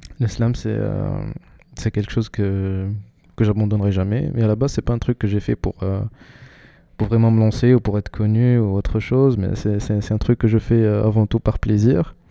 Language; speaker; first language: French; non-native, local second language; Arabic